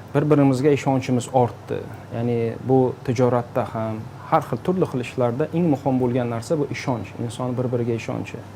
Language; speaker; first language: Uzbek; native; Uzbek